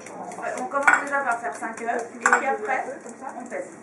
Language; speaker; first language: French; native; French